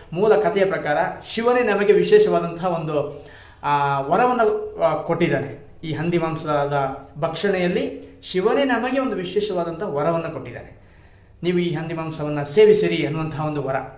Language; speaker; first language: Kannada; non-native, local second language; Kodava